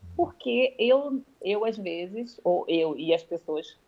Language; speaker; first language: Portuguese; native; Portuguese